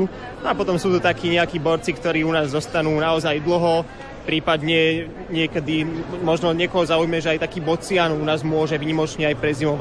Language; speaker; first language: Slovak; native; Slovak